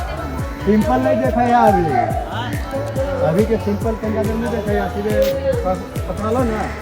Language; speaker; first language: Hindi; non-native, local second language; Bangla